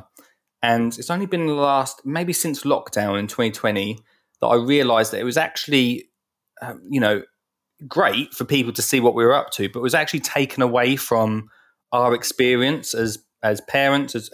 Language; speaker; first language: English; native; English